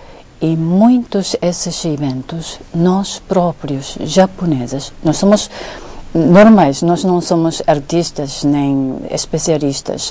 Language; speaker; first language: Portuguese; non-native, fluent; Japanese